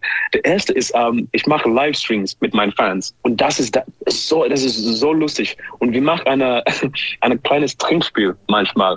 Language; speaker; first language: German; non-native, learner; English